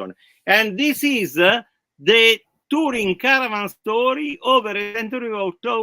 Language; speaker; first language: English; non-native, learner; Italian